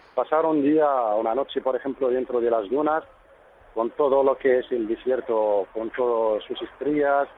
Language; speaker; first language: Spanish; non-native, fluent; Arabic